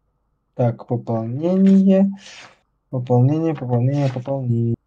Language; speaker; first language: Russian; native; Russian